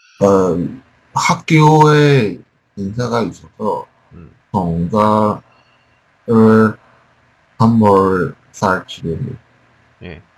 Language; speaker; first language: Korean; non-native, learner; Chinese